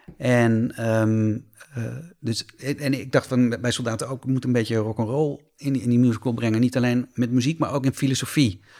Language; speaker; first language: Dutch; native; Dutch